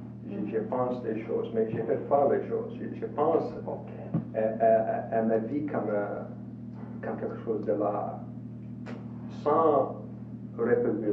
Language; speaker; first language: French; non-native, local second language; English